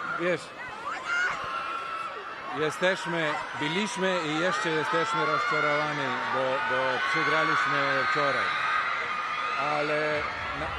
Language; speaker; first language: Polish; non-native, learner; Serbian